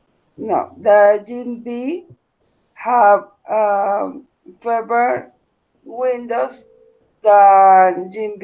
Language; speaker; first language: English; non-native, learner; Spanish